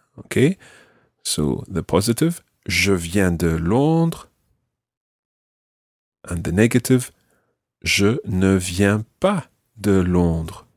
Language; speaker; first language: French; non-native, fluent; English